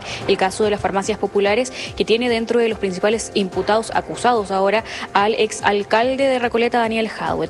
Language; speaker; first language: Spanish; native; Spanish